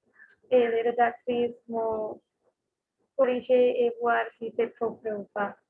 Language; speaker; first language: French; non-native, learner; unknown